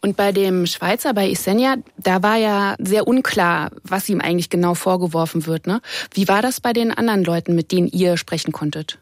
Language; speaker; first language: German; native; German